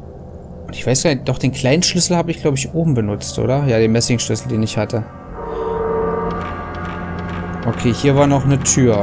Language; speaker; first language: German; native; German